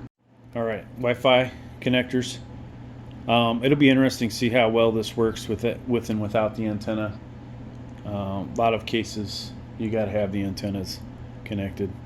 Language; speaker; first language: English; native; English